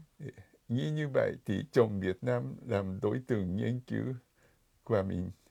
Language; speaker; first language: Vietnamese; non-native, fluent; Japanese